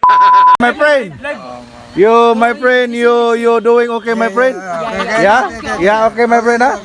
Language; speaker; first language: English; non-native, learner; Cebuano